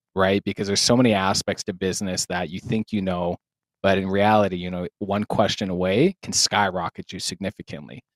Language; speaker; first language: English; native; English